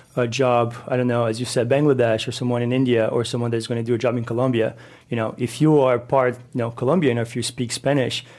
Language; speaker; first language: English; non-native, fluent; Portuguese